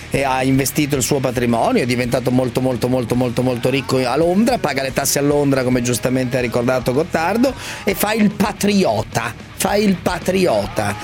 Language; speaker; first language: Italian; native; Italian